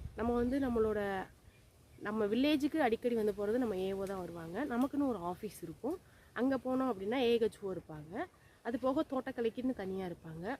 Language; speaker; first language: Tamil; native; Tamil